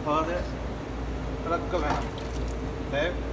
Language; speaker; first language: Arabic; non-native, learner; Urdu